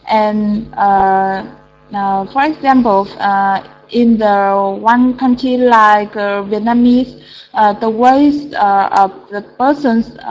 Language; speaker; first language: English; non-native, learner; Vietnamese